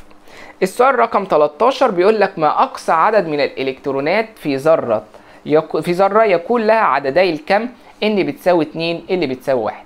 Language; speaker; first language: Arabic; native; Arabic